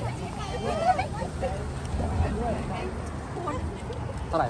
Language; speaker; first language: Thai; native; Thai